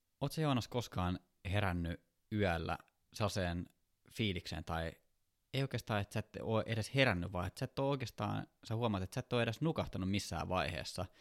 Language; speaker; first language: Finnish; native; Finnish